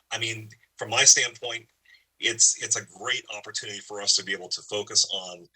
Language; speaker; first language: English; native; English